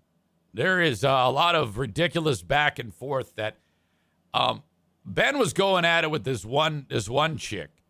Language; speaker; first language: English; native; English